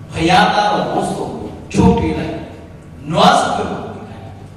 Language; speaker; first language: Burmese; non-native, local second language; Tedim Chin